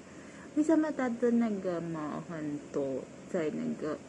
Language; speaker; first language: Chinese; non-native, learner; Filipino